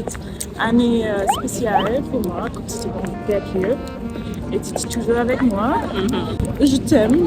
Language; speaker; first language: French; non-native, fluent; German